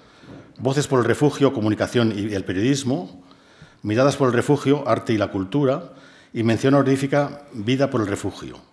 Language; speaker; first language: Spanish; native; Spanish